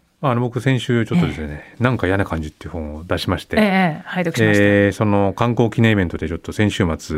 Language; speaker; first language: Japanese; native; Japanese